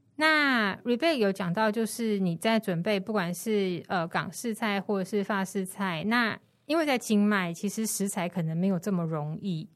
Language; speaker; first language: Chinese; native; Chinese